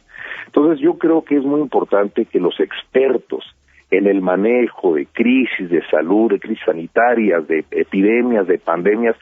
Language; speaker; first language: Spanish; native; Spanish